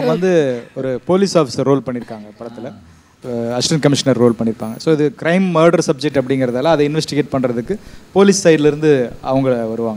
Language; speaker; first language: Tamil; native; Tamil